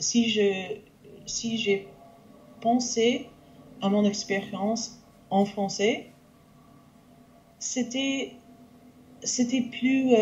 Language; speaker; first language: French; non-native, local second language; English